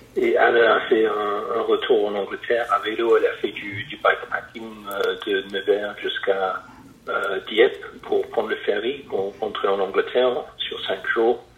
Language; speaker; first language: French; non-native, fluent; English